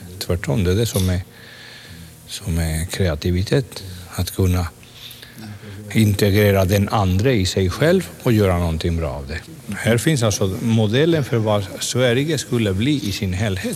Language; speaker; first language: Swedish; non-native, fluent; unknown